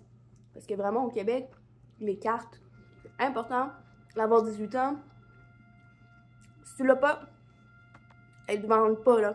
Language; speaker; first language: French; native; French